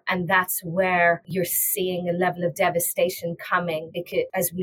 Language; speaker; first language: English; native; English